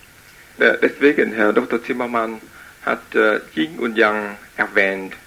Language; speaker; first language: German; non-native, learner; Vietnamese